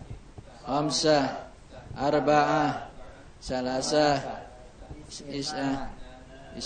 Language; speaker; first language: Arabic; non-native, learner; Indonesian